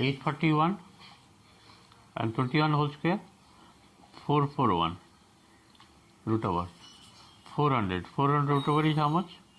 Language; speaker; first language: English; non-native, local second language; Bangla